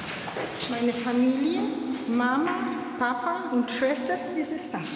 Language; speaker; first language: German; non-native, learner; Polish